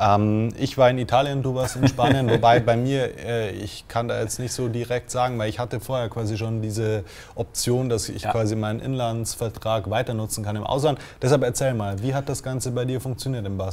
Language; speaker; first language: German; native; German